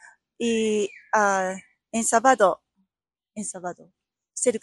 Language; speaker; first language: Spanish; non-native, learner; Japanese